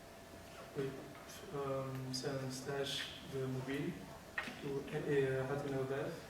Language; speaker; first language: French; non-native, learner; Dutch